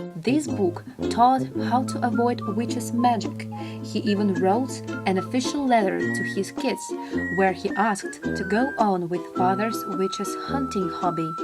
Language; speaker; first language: English; non-native, learner; Russian